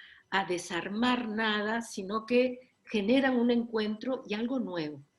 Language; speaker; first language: Spanish; native; Spanish